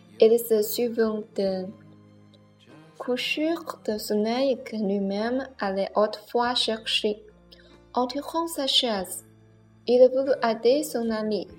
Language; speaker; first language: French; non-native, learner; Chinese